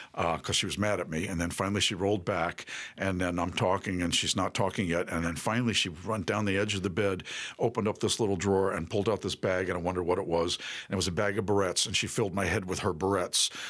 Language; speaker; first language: English; native; English